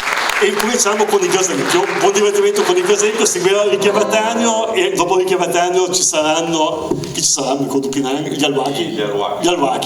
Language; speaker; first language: Italian; native; Italian